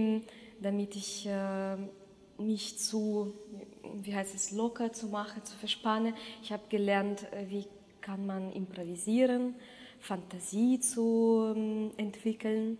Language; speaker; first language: German; non-native, fluent; Russian